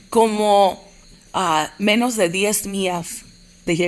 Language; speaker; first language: Spanish; early bilingual, heritage; Spanish